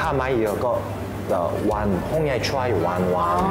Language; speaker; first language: Thai; non-native, learner; Korean